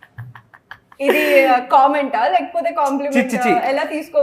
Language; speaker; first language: Telugu; non-native, fluent; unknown